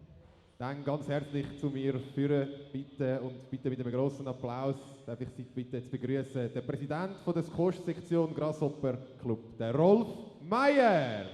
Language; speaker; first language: German; native; German